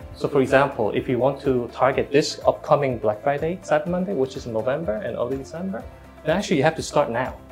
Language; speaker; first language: English; non-native, fluent; Korean